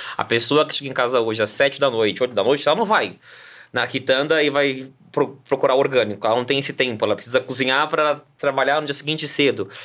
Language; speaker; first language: Portuguese; native; Portuguese